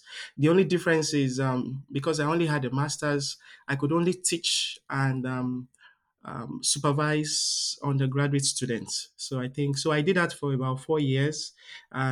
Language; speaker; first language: English; non-native, local second language; Yoruba